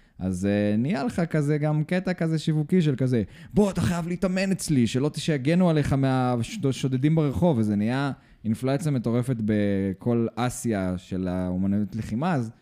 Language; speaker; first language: Hebrew; native; Hebrew